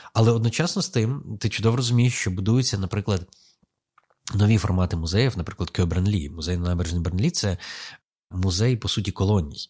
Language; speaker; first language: Ukrainian; native; Ukrainian